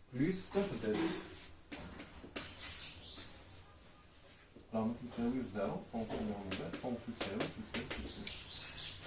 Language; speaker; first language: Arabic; native; Arabic